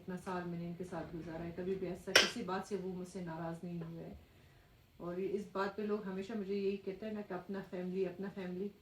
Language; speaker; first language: Urdu; non-native, fluent; Persian